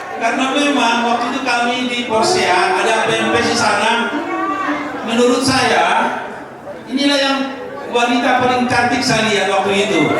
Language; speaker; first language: Indonesian; non-native, local second language; Batak Toba